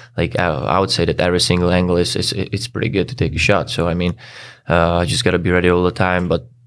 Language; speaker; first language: English; non-native, fluent; Czech